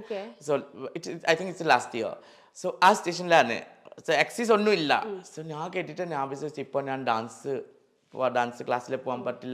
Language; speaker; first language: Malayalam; non-native, learner; Assamese